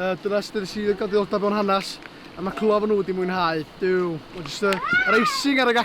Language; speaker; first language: Welsh; native; Welsh